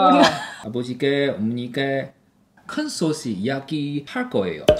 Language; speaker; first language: Korean; non-native, learner; Chinese